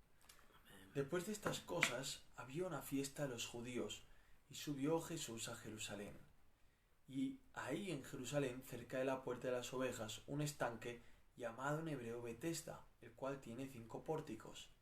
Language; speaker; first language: Spanish; native; Spanish